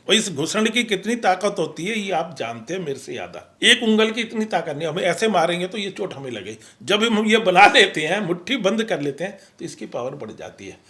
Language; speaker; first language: Hindi; non-native, local second language; Punjabi